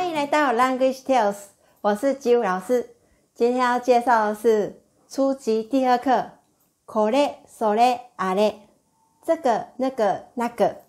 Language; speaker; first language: Chinese; non-native, fluent; Japanese